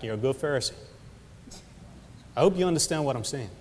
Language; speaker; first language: English; native; English